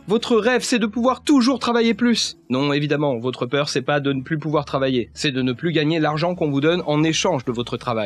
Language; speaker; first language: French; native; French